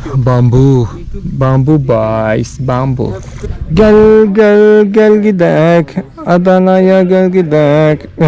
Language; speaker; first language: Turkish; non-native, fluent; Malayalam